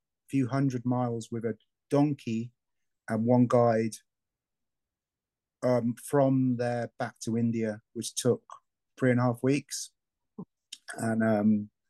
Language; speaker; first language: English; native; English